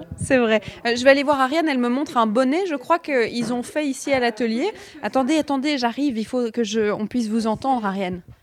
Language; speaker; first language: French; native; French